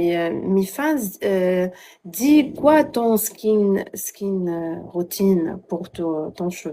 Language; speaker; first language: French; non-native, learner; Arabic